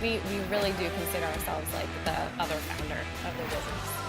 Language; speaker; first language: English; native; English